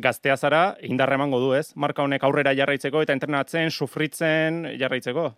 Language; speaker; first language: Basque; native; Basque